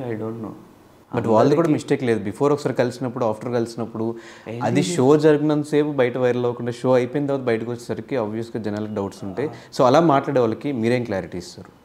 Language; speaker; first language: Telugu; native; Telugu